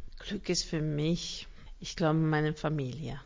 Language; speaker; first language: German; non-native, learner; Hungarian